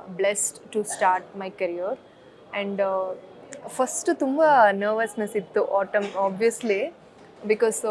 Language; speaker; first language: Kannada; early bilingual, heritage; Kannada